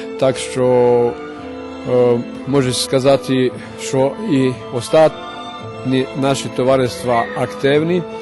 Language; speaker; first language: Ukrainian; early bilingual, heritage; Ukrainian